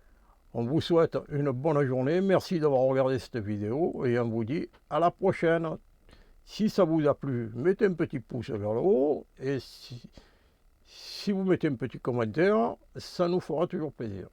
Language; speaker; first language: French; native; French